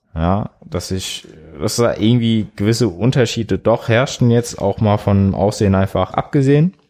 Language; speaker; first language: German; early bilingual, other home language; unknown